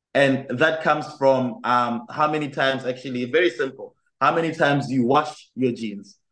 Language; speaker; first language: English; non-native, local second language; Tswana